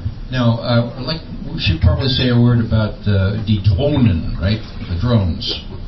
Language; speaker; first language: English; native; English